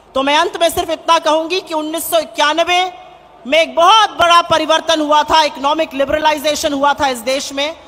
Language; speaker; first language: Hindi; native; Hindi